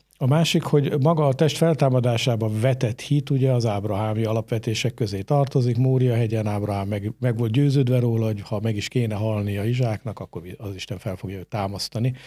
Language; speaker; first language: Hungarian; native; Hungarian